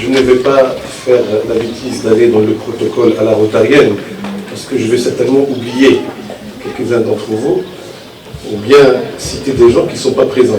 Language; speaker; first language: French; non-native, local second language; Arabic